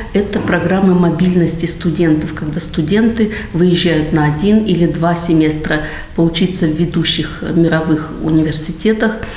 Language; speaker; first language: Russian; native; Russian